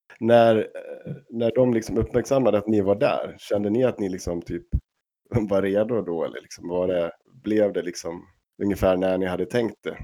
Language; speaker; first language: Swedish; native; Swedish